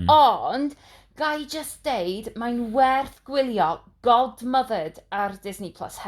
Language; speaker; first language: Welsh; non-native, learner; English